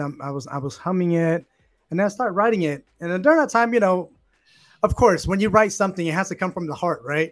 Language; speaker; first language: English; early bilingual, other home language; Khmer